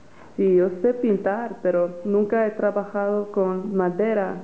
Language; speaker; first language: Spanish; non-native, learner; English